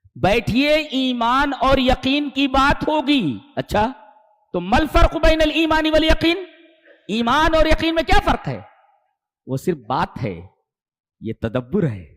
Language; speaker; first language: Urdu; native; Urdu